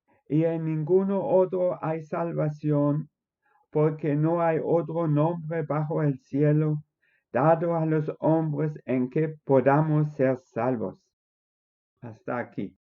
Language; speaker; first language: Spanish; non-native, fluent; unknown